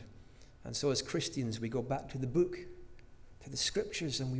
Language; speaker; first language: English; native; English